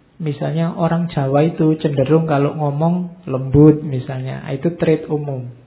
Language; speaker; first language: Indonesian; non-native, local second language; Javanese